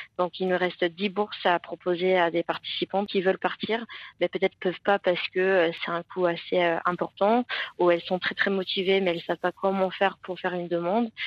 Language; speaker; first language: French; non-native, fluent; English